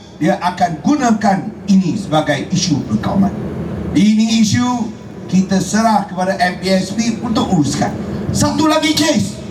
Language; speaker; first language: Malay; non-native, local second language; Chinese